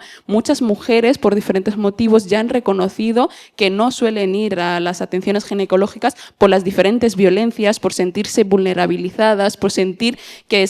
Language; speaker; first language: Spanish; native; Spanish